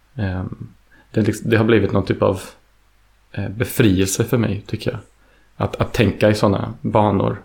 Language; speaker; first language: Swedish; early bilingual, heritage; Swedish